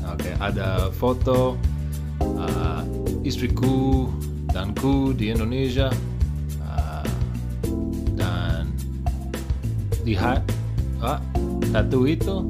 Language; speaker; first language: Indonesian; non-native, learner; English